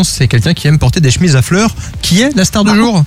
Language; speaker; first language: French; native; French